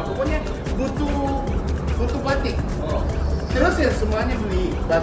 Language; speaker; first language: Indonesian; non-native, fluent; Japanese